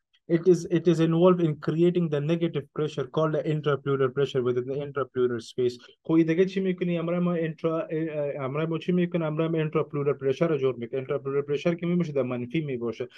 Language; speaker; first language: English; non-native, fluent; Persian